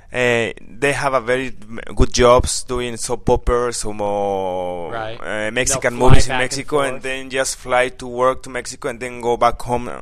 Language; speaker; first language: English; non-native, learner; Spanish